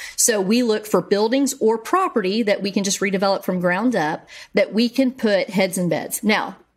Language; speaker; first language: English; native; English